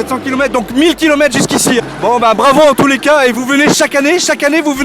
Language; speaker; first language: French; native; French